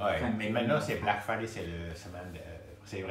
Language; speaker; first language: French; non-native, fluent; English